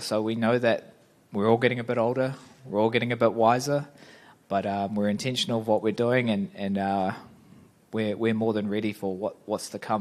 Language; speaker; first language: English; native; English